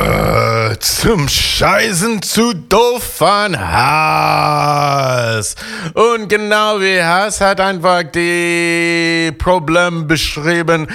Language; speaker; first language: German; non-native, fluent; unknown